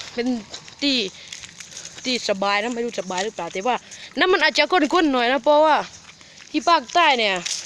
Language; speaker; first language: Thai; native; Thai